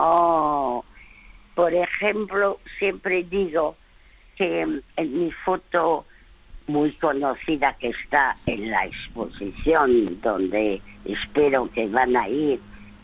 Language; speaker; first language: Spanish; early bilingual, other home language; French